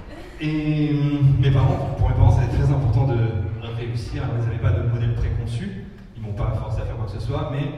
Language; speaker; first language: French; native; French